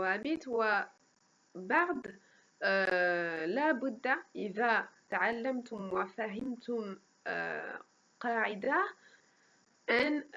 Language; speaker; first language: Arabic; non-native, fluent; French